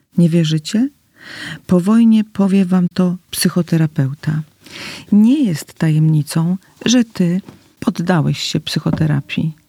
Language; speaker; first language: Polish; native; Polish